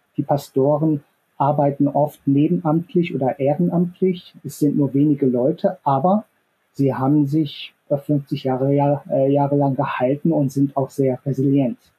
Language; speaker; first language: German; early bilingual, other home language; Korean